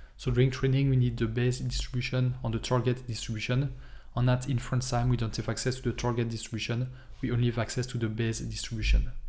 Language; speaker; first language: English; non-native, fluent; French